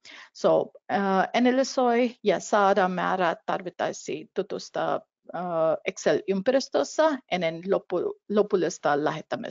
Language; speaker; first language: Finnish; non-native, fluent; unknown